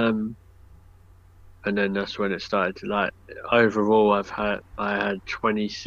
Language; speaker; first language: English; native; English